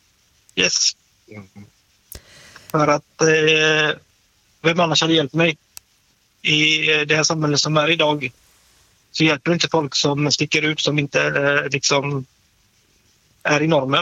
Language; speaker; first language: Swedish; native; Swedish